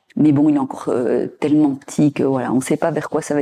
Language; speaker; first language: French; native; French